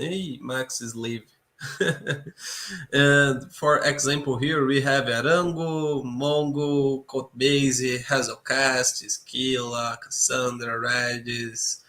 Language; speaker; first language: English; non-native, learner; Portuguese